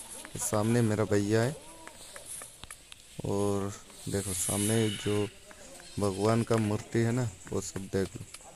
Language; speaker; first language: Hindi; non-native, local second language; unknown